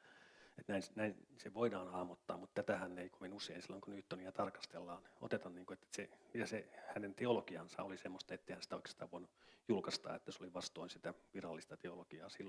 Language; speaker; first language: Finnish; native; Finnish